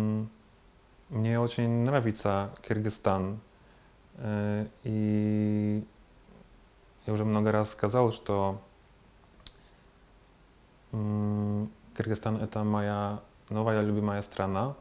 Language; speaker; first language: Russian; non-native, fluent; Polish